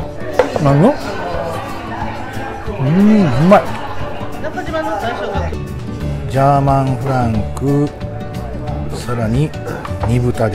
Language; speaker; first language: Japanese; native; Japanese